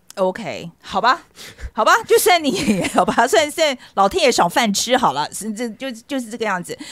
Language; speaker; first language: Chinese; native; Chinese